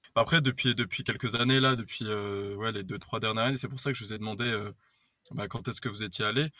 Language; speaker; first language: French; native; French